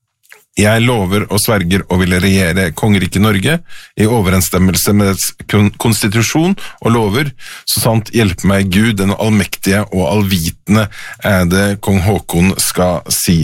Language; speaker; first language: Norwegian; native; Norwegian